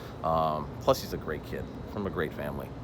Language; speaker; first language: English; native; English